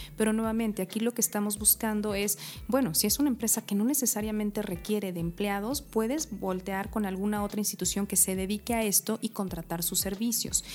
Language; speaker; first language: Spanish; native; Spanish